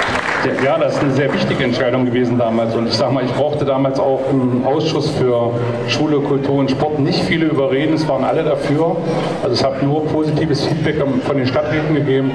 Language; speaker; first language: German; native; German